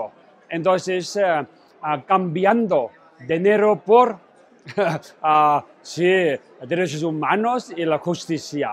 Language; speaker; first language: Spanish; non-native, learner; Tibetan